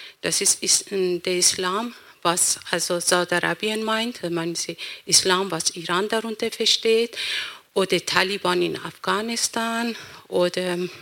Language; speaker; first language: German; non-native, fluent; Persian